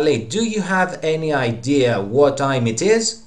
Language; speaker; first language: English; non-native, fluent; Greek